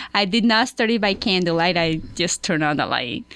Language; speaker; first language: English; non-native, fluent; Spanish